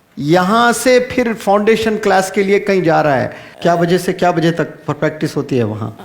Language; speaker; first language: Urdu; native; Urdu